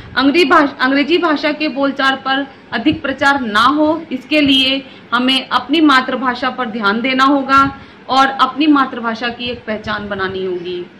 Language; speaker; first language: Hindi; native; Hindi